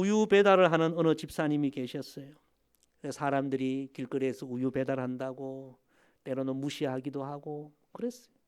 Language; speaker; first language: Korean; native; Korean